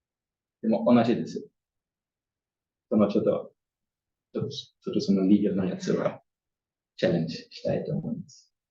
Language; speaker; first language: Japanese; non-native, learner; German